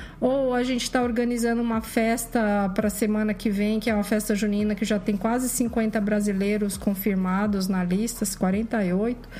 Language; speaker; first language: Portuguese; native; Portuguese